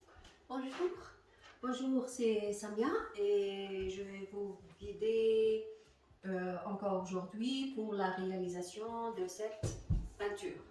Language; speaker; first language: French; non-native, fluent; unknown